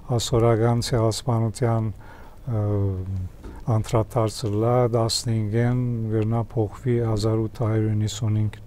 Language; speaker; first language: Armenian; early bilingual, heritage; Armenian